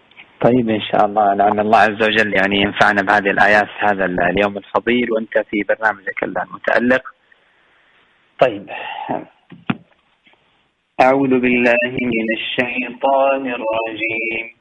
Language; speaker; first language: Arabic; native; Arabic